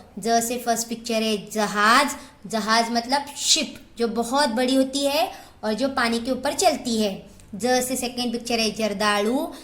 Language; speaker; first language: Hindi; non-native, local second language; Marathi